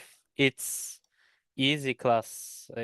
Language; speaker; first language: English; non-native, learner; Turkish